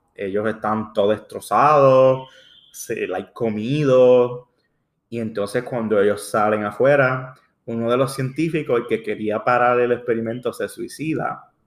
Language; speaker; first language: Spanish; early bilingual, heritage; Spanish